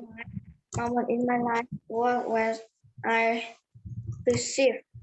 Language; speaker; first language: English; non-native, learner; Vietnamese